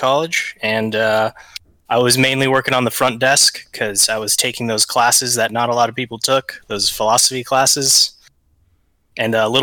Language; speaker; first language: English; native; English